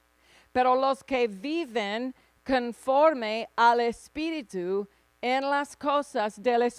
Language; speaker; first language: Spanish; non-native, fluent; English